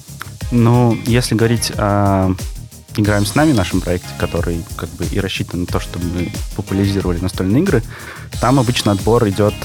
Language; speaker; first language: Russian; native; Russian